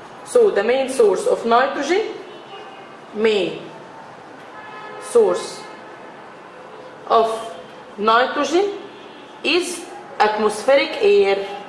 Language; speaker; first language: English; non-native, fluent; Arabic